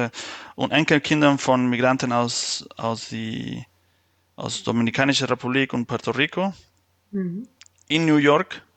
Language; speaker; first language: German; non-native, fluent; Spanish